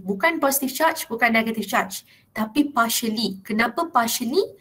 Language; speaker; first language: English; non-native, local second language; Malay